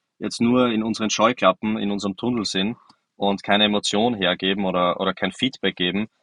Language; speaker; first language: German; native; German